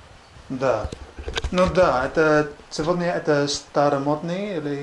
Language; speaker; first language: Russian; non-native, learner; English